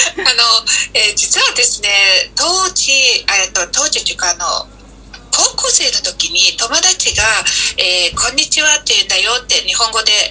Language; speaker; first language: Japanese; non-native, fluent; Mongolian